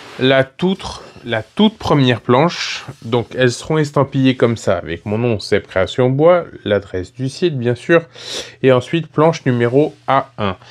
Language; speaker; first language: French; native; French